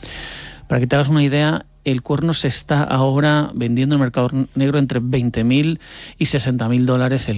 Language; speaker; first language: Spanish; native; Spanish